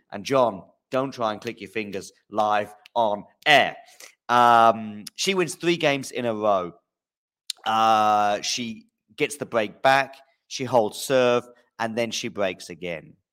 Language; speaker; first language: English; native; English